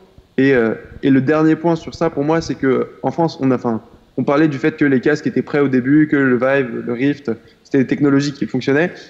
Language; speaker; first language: French; native; French